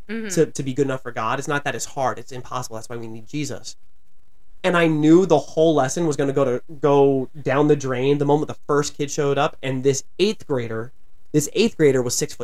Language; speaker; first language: English; native; English